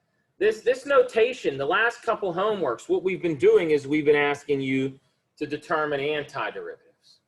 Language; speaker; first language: English; native; English